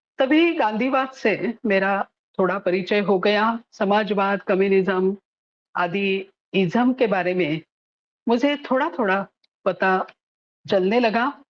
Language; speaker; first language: Hindi; non-native, local second language; Marathi